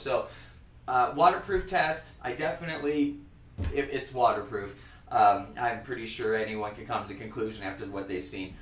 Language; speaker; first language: English; native; English